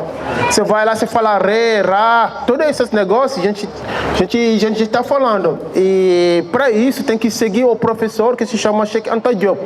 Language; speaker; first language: Portuguese; non-native, fluent; Wolof